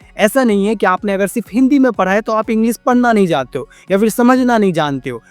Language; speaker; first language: Hindi; native; Hindi